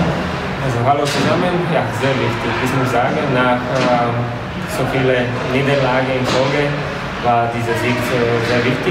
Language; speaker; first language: German; non-native, fluent; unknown